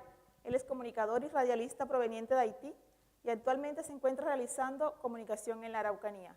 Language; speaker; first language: Spanish; native; Spanish